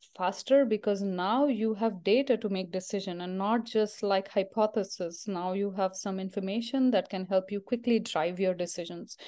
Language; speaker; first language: English; non-native, local second language; Marathi